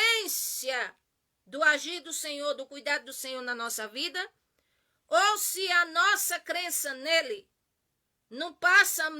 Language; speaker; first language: Portuguese; native; Portuguese